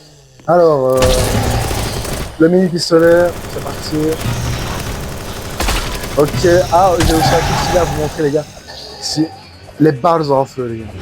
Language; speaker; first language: French; native; French